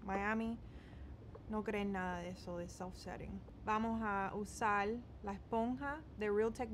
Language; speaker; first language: Spanish; early bilingual, heritage; Spanish